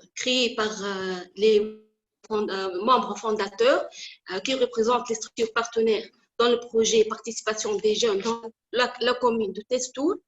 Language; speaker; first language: French; non-native, local second language; Arabic